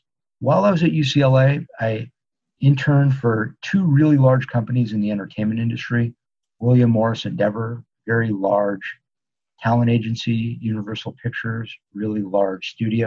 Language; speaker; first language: English; native; English